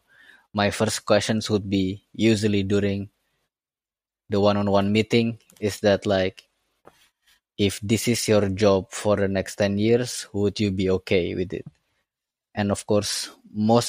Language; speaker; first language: English; non-native, fluent; Indonesian